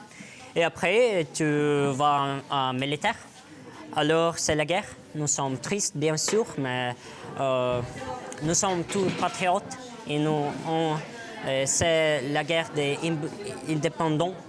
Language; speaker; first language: French; non-native, learner; Ukrainian